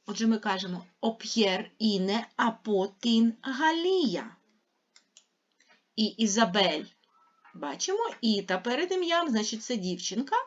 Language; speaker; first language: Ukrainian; native; Ukrainian